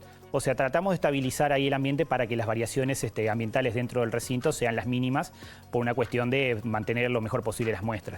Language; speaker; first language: Spanish; native; Spanish